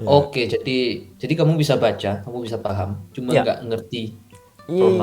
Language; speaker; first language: Indonesian; native; Indonesian